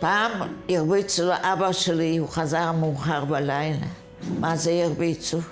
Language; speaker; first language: Hebrew; non-native, fluent; Yiddish